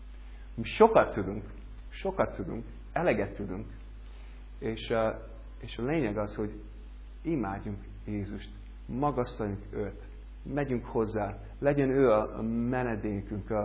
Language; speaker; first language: Hungarian; non-native, learner; English